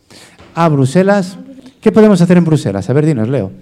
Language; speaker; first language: Spanish; native; Spanish